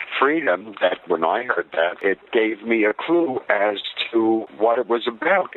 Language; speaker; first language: English; native; English